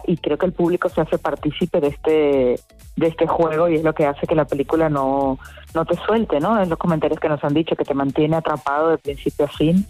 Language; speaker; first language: Spanish; native; Spanish